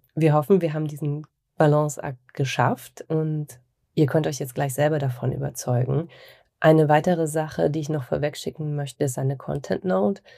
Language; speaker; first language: German; native; German